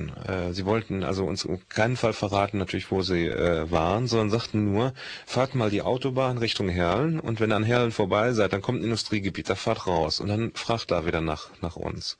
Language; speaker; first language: German; native; German